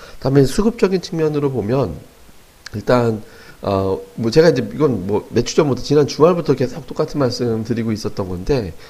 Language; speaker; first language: Korean; native; Korean